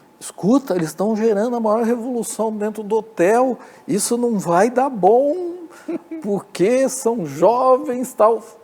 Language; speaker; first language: Portuguese; native; Portuguese